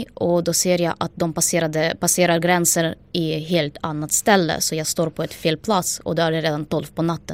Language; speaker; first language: Swedish; non-native, fluent; Ukrainian